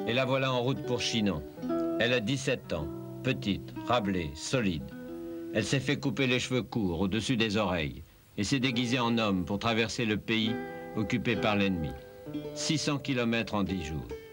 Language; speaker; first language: French; native; French